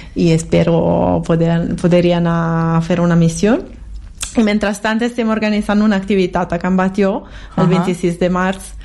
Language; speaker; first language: Catalan; non-native, fluent; Italian